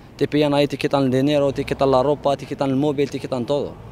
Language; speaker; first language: Spanish; non-native, fluent; Arabic